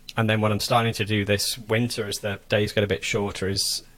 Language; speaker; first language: English; native; English